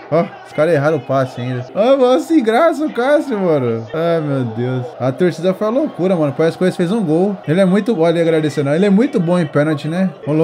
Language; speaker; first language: Portuguese; native; Portuguese